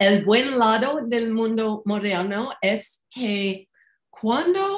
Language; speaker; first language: Spanish; non-native, fluent; English